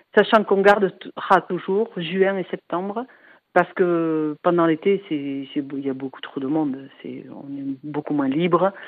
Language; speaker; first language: French; native; French